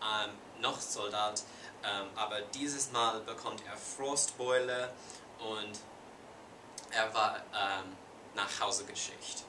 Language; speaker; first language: German; non-native, learner; English